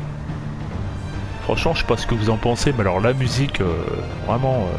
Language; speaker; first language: French; native; French